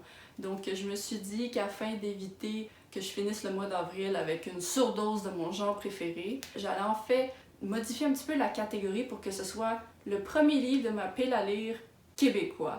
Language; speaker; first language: French; native; French